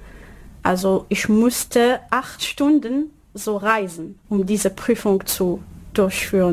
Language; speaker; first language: German; non-native, learner; Arabic